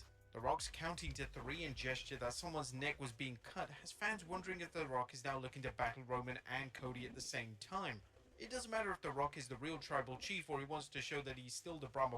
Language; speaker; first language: English; native; English